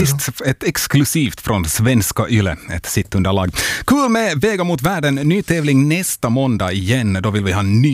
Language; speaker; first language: Swedish; native; Swedish